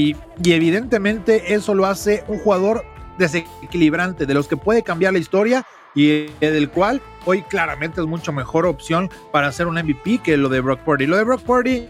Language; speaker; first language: Spanish; native; Spanish